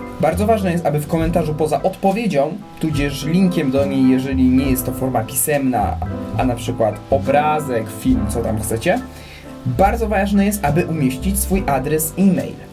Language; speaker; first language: Polish; native; Polish